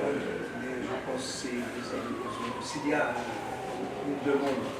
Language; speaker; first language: French; non-native, local second language; Arabic